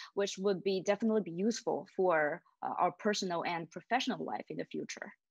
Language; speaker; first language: English; non-native, fluent; Chinese